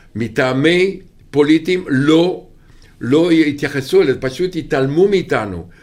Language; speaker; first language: Hebrew; non-native, fluent; Romanian